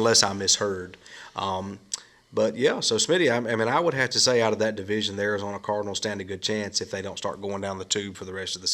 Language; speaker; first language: English; native; English